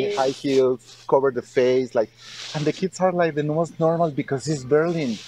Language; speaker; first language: English; non-native, learner; Spanish